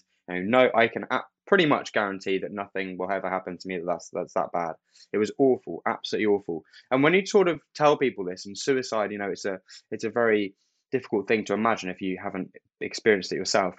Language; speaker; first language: English; native; English